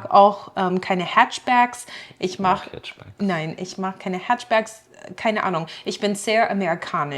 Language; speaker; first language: German; non-native, fluent; English